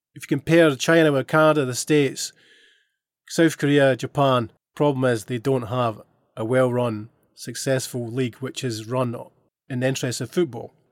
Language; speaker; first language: English; native; English